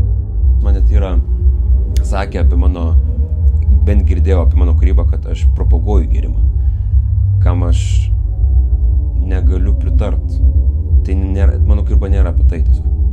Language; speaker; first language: Lithuanian; native; Lithuanian